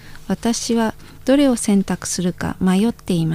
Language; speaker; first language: Japanese; non-native, fluent; Indonesian